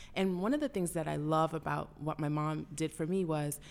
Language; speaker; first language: English; early bilingual, other home language; Spanish